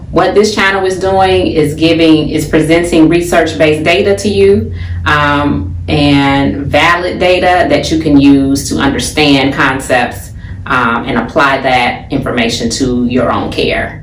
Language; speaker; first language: English; native; English